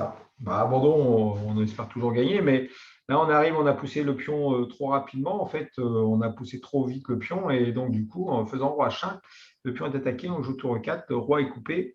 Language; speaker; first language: French; native; French